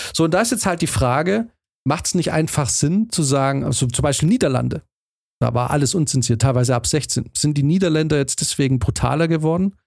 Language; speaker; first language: German; native; German